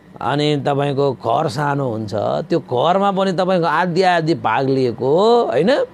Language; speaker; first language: Nepali; non-native, local second language; Newari